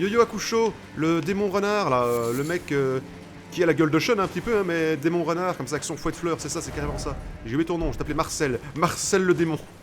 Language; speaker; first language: French; native; French